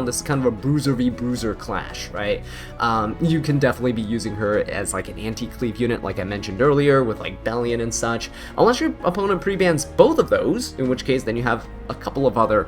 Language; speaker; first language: English; native; English